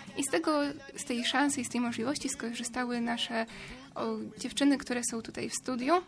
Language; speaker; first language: Polish; native; Polish